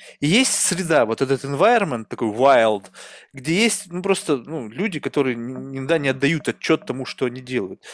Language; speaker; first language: Russian; native; Russian